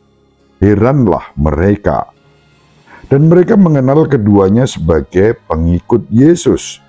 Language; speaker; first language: Indonesian; native; Indonesian